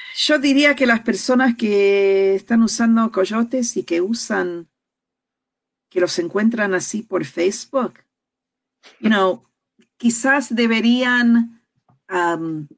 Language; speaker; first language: Spanish; early bilingual, heritage; Spanish